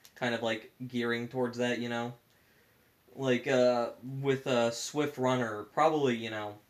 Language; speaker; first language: English; native; English